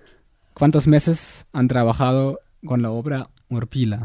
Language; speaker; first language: Spanish; non-native, fluent; German